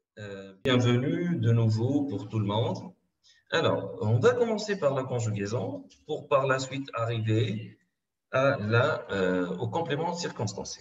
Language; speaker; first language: French; non-native, local second language; Arabic